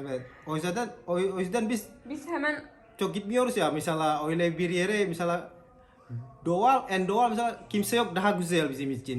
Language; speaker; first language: Turkish; non-native, learner; Indonesian